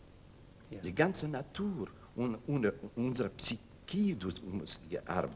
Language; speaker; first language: German; non-native, learner; Russian